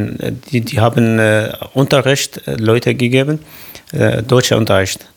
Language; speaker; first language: German; non-native, learner; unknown